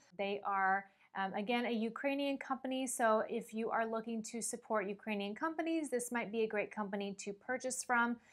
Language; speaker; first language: English; native; English